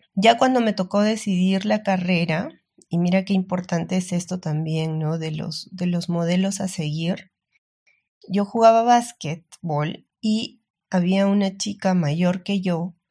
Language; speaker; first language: Spanish; native; Spanish